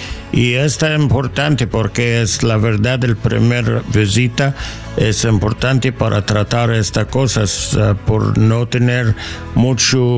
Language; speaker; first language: Spanish; non-native, learner; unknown